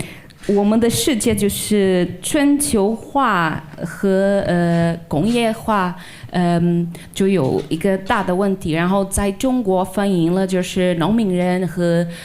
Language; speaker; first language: Chinese; non-native, fluent; Portuguese